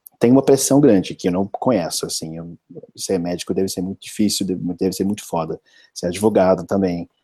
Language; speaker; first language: Portuguese; non-native, fluent; English